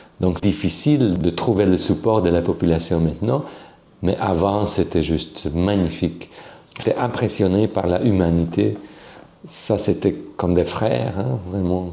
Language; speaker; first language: French; non-native, fluent; Slovak